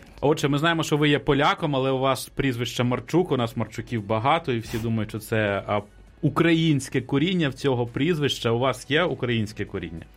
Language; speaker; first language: Ukrainian; native; Ukrainian